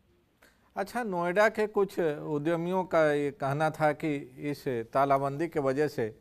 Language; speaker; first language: Hindi; native; Hindi